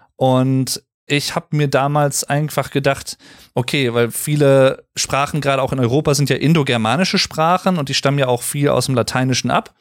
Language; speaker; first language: German; native; German